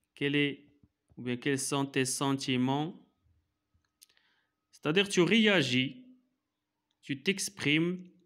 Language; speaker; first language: French; non-native, local second language; Arabic